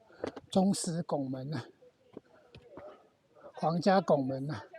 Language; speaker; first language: Chinese; native; Chinese